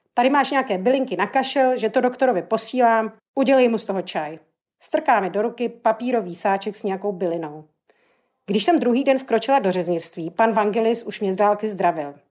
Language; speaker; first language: Czech; native; Czech